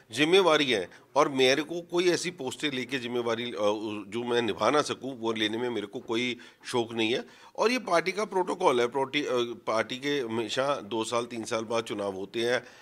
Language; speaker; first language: Hindi; non-native, local second language; Punjabi